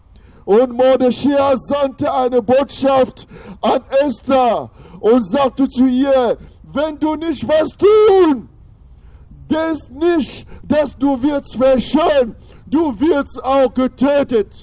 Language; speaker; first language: German; non-native, fluent; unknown